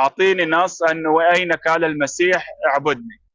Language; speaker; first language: Arabic; native; Arabic